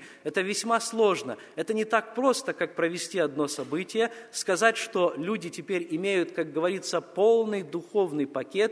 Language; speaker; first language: Russian; native; Russian